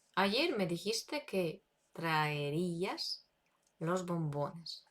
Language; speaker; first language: Spanish; non-native, fluent; Ukrainian